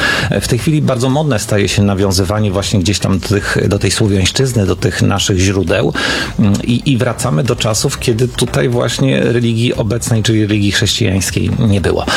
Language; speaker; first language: Polish; native; Polish